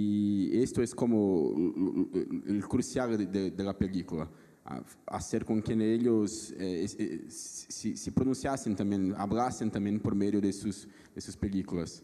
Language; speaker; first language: Spanish; non-native, fluent; Portuguese